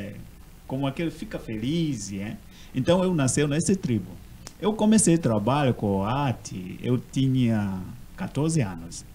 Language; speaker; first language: Portuguese; non-native, learner; Swahili